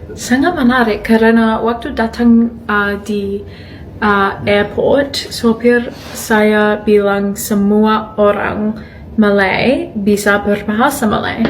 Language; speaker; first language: Indonesian; non-native, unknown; English